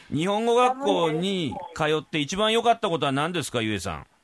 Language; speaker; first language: Japanese; native; Japanese